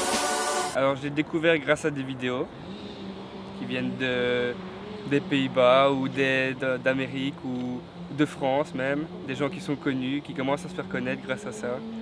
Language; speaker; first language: French; native; French